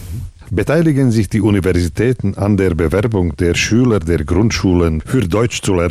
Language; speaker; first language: German; non-native, fluent; Slovak